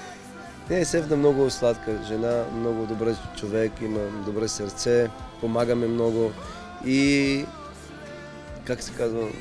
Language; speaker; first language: Bulgarian; non-native, learner; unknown